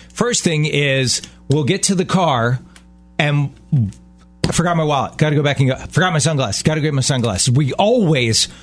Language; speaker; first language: English; native; English